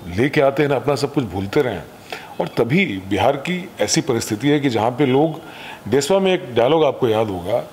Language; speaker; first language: Hindi; native; Hindi